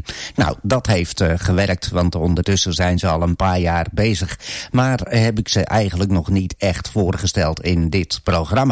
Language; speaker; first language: Dutch; native; Dutch